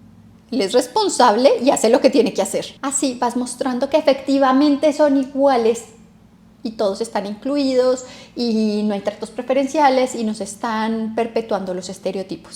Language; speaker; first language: Spanish; native; Spanish